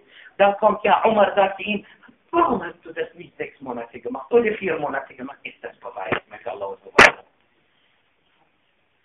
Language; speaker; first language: German; non-native, fluent; Arabic